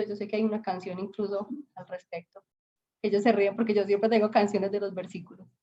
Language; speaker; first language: Spanish; native; Spanish